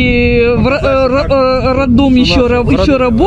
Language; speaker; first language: Russian; non-native, learner; French